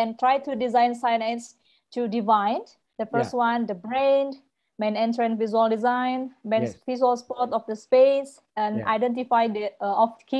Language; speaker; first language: English; non-native, learner; Indonesian